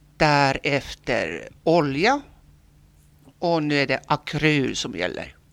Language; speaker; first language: Swedish; non-native, local second language; Finnish